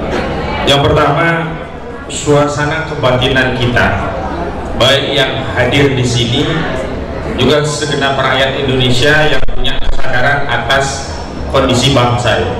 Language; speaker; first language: Indonesian; native; Indonesian